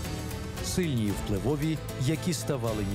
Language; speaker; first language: Ukrainian; native; Ukrainian